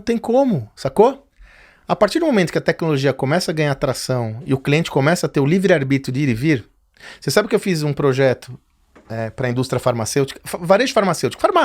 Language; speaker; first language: Portuguese; native; Portuguese